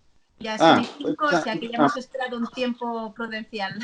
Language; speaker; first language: Spanish; native; Spanish